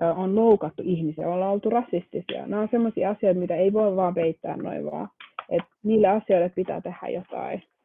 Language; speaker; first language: Finnish; early bilingual, other home language; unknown